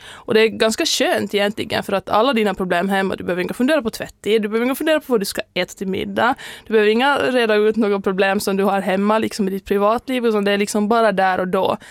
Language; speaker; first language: Swedish; native; Swedish